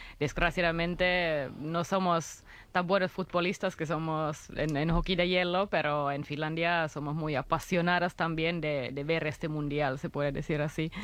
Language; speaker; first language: Spanish; non-native, fluent; Finnish